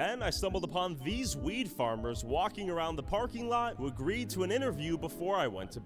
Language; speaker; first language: English; native; English